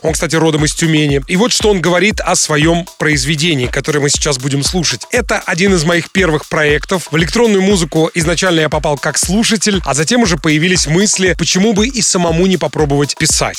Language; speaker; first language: Russian; native; Russian